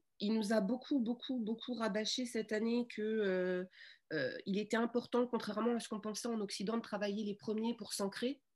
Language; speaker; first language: French; native; French